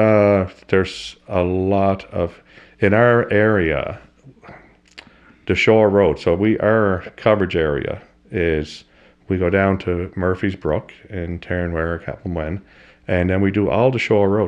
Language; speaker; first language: English; native; English